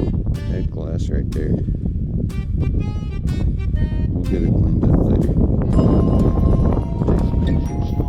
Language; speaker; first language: English; native; English